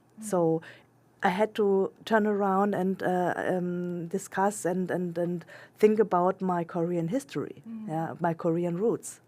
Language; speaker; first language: English; non-native, local second language; German